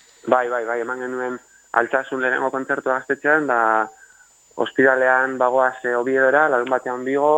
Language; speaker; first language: Basque; native; Basque